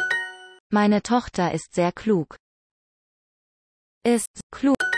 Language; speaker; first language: German; non-native, learner; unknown